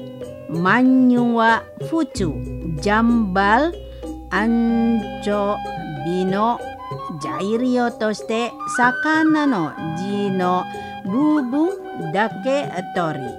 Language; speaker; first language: Japanese; non-native, fluent; Indonesian